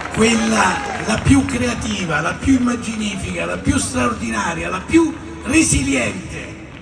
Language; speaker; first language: Italian; native; Italian